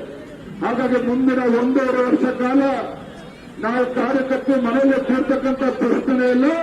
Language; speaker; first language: Kannada; native; Kannada